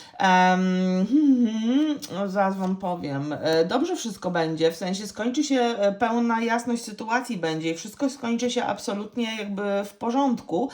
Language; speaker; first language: Polish; native; Polish